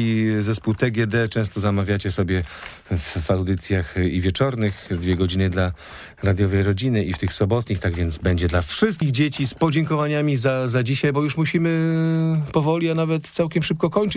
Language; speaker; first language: Polish; native; Polish